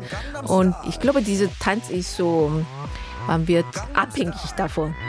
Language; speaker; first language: German; non-native, fluent; Korean